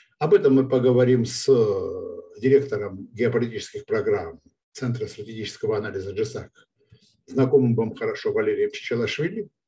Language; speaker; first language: Russian; non-native, local second language; Georgian